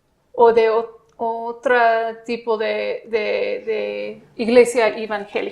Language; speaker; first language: Spanish; non-native, fluent; English